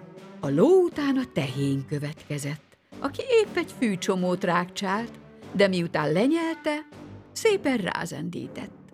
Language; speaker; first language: Hungarian; native; Hungarian